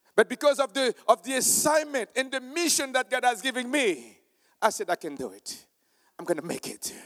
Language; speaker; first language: English; non-native, fluent; Haitian Creole